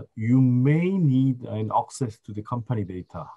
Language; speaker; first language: English; non-native, fluent; Korean